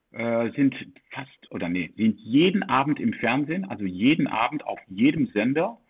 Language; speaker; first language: German; early bilingual, heritage; German